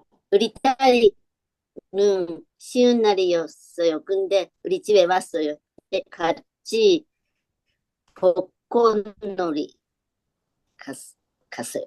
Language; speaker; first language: Korean; non-native, learner; Japanese